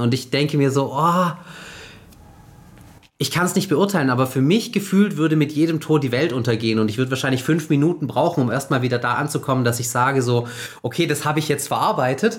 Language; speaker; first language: German; native; German